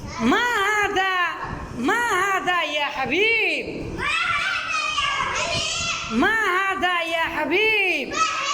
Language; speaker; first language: Arabic; non-native, fluent; Bangla